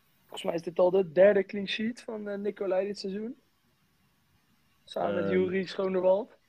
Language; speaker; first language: Dutch; native; Dutch